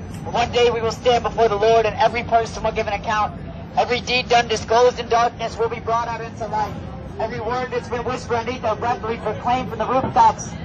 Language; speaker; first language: English; native; English